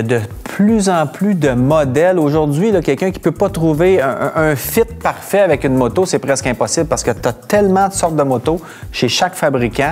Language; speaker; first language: French; native; French